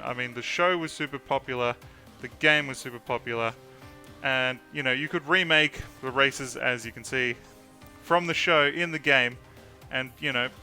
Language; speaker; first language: English; native; English